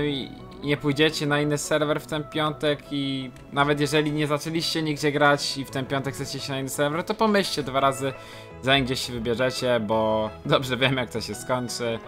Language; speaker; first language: Polish; native; Polish